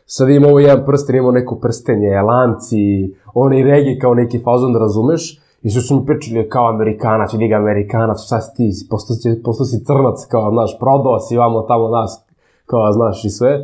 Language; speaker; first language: Serbian; native; Serbian